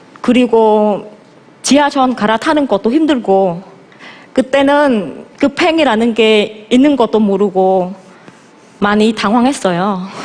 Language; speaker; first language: Korean; non-native, fluent; Vietnamese